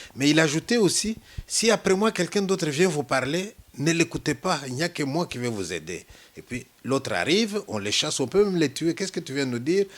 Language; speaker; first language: French; non-native, local second language; Luba-Lulua